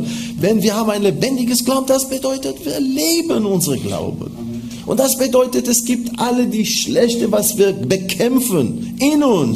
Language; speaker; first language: German; non-native, fluent; Hebrew